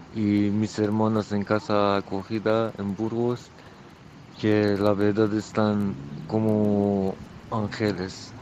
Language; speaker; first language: Spanish; non-native, learner; Persian